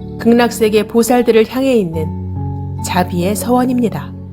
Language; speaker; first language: Korean; native; Korean